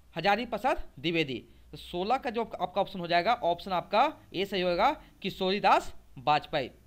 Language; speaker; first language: Hindi; native; Hindi